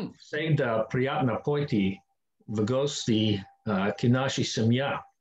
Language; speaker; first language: Russian; non-native, learner; English